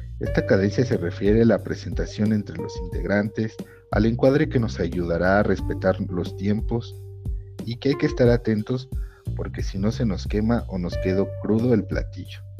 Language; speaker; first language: Spanish; native; Spanish